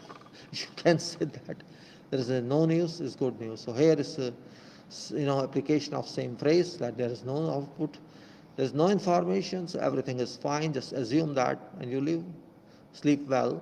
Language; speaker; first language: English; non-native, local second language; Hindi